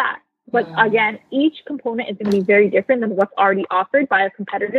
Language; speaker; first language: English; native; English